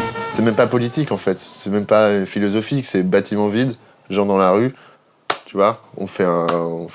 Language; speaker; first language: French; native; French